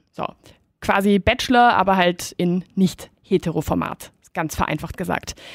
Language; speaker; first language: German; non-native, fluent; Spanish